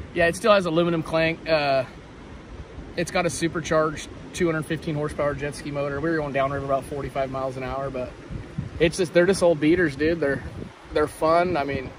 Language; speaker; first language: English; native; English